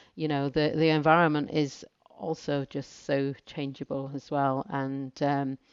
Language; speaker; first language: English; native; English